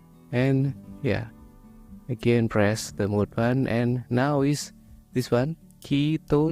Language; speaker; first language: English; non-native, fluent; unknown